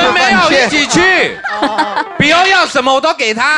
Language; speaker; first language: Chinese; native; Chinese